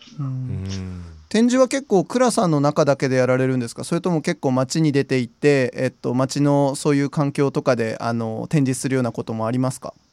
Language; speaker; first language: Japanese; native; Japanese